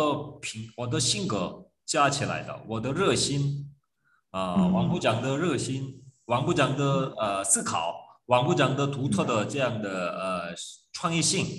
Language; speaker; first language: Chinese; non-native, fluent; Korean